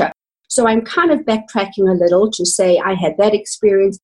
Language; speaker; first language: English; native; English